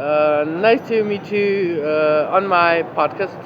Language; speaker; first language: English; non-native, learner; Georgian